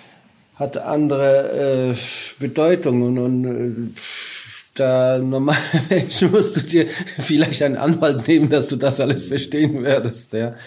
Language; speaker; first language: German; non-native, learner; Polish